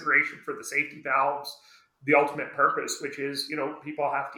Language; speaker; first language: English; native; English